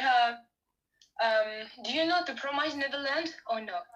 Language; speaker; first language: English; non-native, learner; French